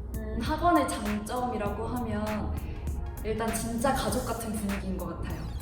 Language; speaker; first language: Korean; native; Korean